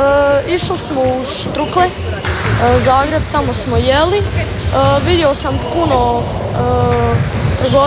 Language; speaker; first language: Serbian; early bilingual, heritage; Serbian